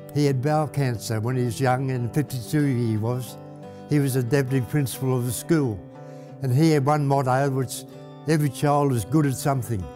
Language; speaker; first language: English; native; English